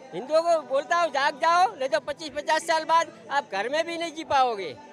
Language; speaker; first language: Hindi; non-native, local second language; Gujarati